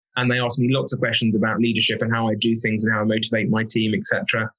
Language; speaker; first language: English; native; English